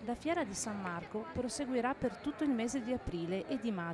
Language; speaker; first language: Italian; native; Italian